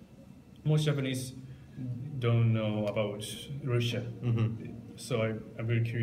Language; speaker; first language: English; non-native, learner; Japanese